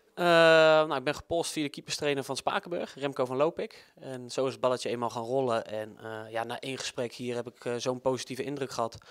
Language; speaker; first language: Dutch; native; Dutch